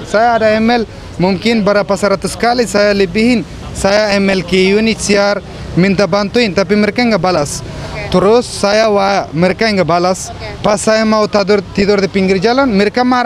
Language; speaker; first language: Indonesian; non-native, fluent; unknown